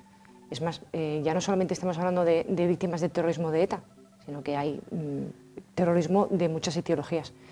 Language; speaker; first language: Spanish; native; Spanish